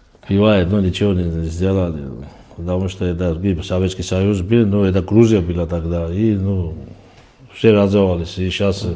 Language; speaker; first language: Russian; non-native, fluent; Georgian